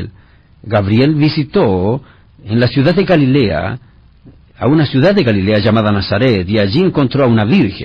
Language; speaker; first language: Spanish; native; Spanish